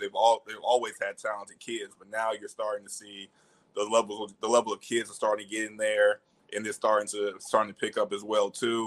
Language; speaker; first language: English; native; English